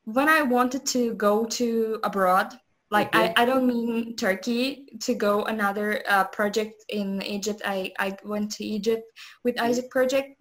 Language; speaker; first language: English; non-native, learner; Azerbaijani